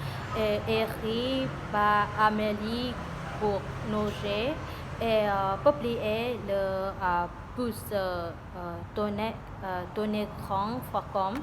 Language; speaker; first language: French; non-native, learner; Vietnamese